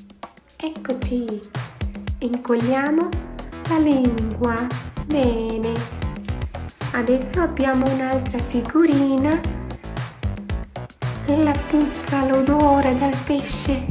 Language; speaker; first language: Italian; non-native, fluent; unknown